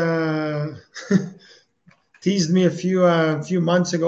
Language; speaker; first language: English; non-native, fluent; French